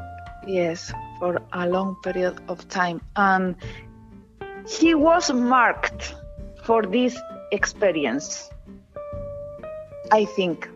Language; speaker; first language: English; non-native, learner; Spanish